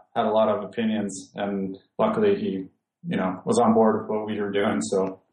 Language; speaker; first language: English; native; English